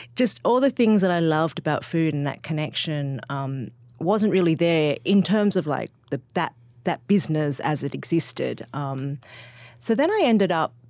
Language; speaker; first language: English; native; English